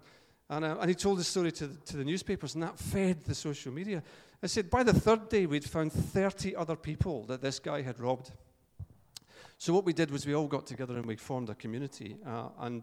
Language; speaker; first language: English; native; English